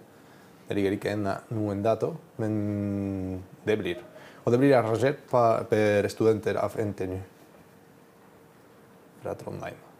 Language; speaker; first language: Norwegian; non-native, learner; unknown